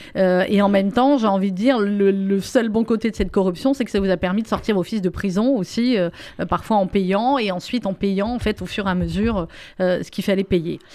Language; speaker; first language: French; native; French